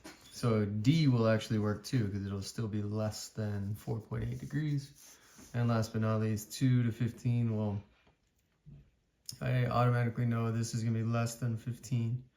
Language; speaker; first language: English; native; English